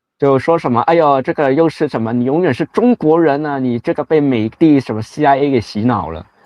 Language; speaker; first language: Chinese; non-native, local second language; Cantonese